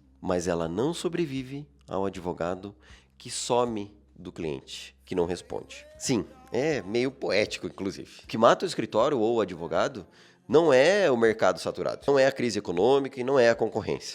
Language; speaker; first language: Portuguese; native; Portuguese